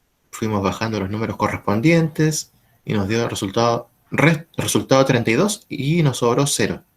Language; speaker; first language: Spanish; native; Spanish